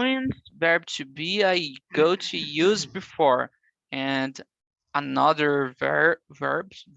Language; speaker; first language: English; non-native, learner; Portuguese